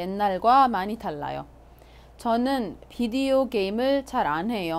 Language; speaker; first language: Korean; non-native, fluent; Arabic